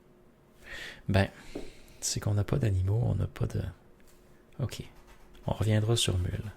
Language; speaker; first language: French; native; French